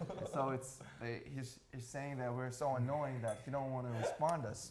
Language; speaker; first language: English; non-native, fluent; Korean